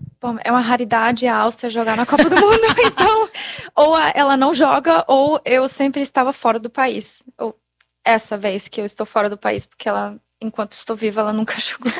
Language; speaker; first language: Portuguese; non-native, fluent; German